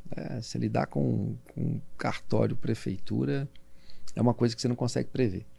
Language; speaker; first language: Portuguese; native; Portuguese